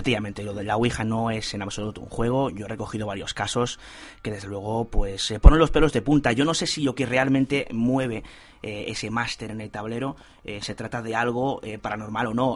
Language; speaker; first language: Spanish; native; Spanish